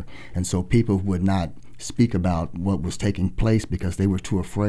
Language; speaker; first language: English; native; English